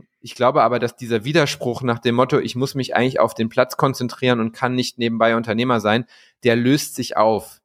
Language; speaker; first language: German; native; German